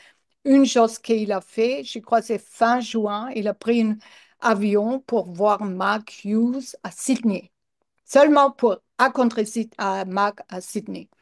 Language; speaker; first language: French; non-native, learner; English